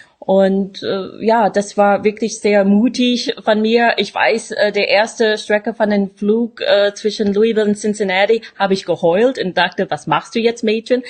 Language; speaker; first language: German; non-native, fluent; English